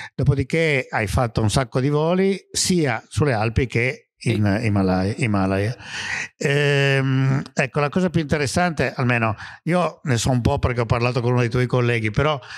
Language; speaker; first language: Italian; native; Italian